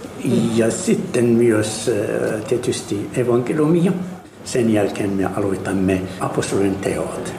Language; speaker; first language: Finnish; non-native, fluent; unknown